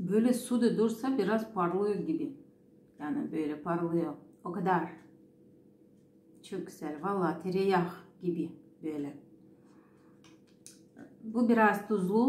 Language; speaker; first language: Turkish; non-native, learner; Russian